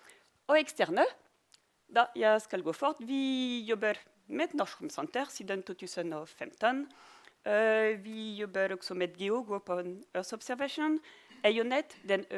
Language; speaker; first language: Norwegian; non-native, fluent; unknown